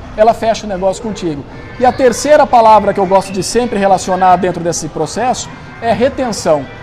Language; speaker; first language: Portuguese; native; Portuguese